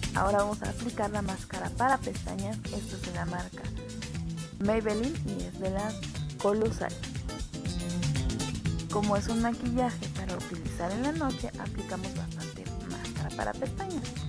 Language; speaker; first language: Spanish; native; Spanish